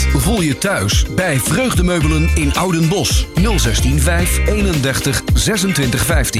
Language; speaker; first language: Dutch; native; Dutch